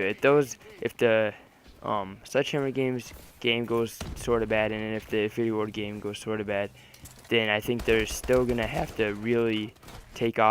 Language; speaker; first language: English; native; English